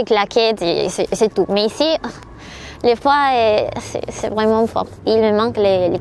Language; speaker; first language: French; non-native, learner; Spanish